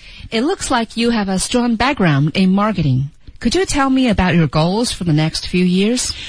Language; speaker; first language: English; non-native, fluent; Chinese